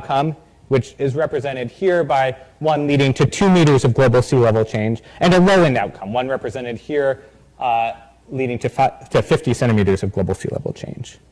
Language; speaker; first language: English; native; English